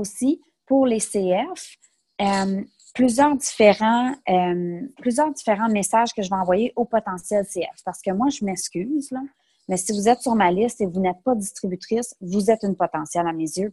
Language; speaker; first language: French; native; French